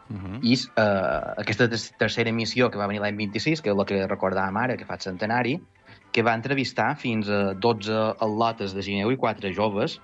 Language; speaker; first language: Catalan; native; Catalan